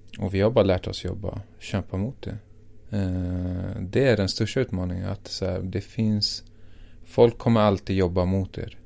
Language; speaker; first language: Swedish; early bilingual, other home language; Assyrian Neo-Aramaic